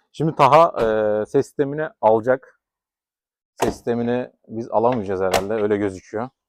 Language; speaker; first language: Turkish; native; Turkish